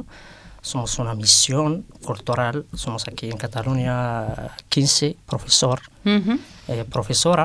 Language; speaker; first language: Spanish; non-native, fluent; Arabic